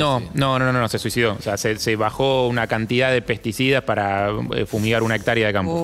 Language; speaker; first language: Spanish; native; Spanish